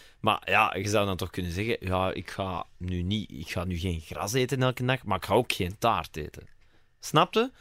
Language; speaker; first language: Dutch; native; Dutch